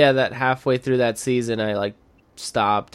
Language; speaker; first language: English; early bilingual, other home language; Spanish